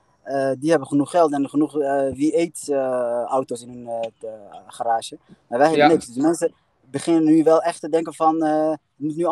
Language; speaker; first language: Dutch; early bilingual, other home language; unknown